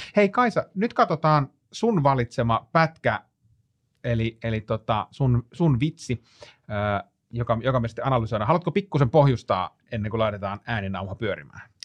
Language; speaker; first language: Finnish; native; Finnish